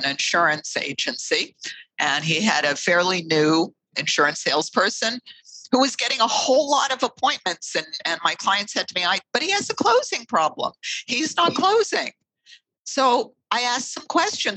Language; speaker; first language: English; native; English